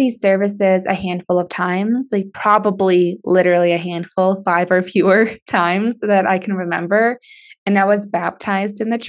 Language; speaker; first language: English; early bilingual, other home language; Russian